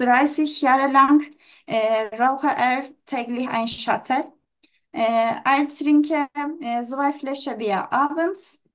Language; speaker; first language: German; non-native, learner; Turkish